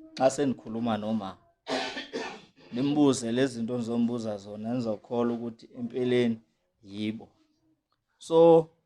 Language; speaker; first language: Zulu; non-native, local second language; Xhosa